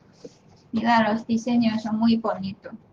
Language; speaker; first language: Spanish; non-native, fluent; Chinese